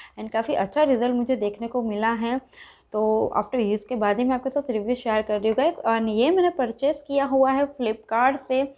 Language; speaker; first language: Hindi; non-native, local second language; Gujarati